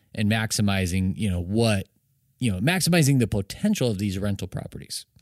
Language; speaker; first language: English; native; English